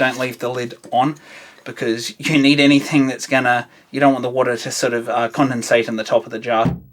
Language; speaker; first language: English; native; English